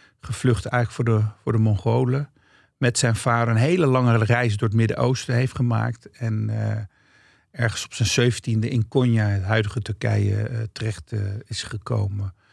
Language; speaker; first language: Dutch; early bilingual, other home language; Turkish